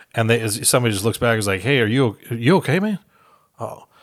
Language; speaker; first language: English; native; English